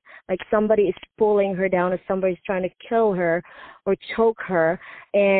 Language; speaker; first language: English; non-native, local second language; Filipino